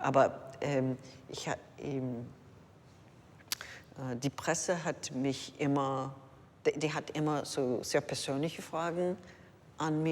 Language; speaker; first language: German; non-native, learner; English